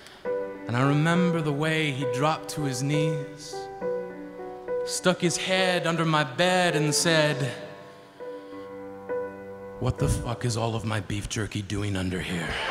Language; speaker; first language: English; native; English